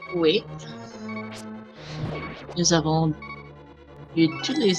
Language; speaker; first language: French; non-native, fluent; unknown